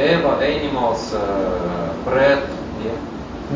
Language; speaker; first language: English; non-native, learner; Russian